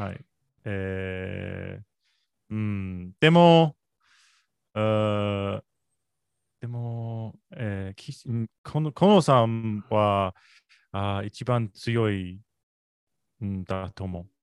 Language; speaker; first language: Japanese; non-native, learner; English